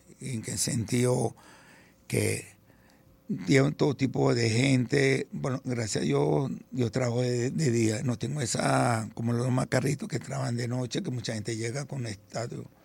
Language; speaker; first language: Spanish; early bilingual, other home language; Italian